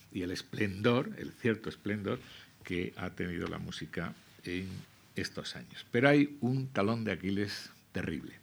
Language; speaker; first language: Spanish; native; Spanish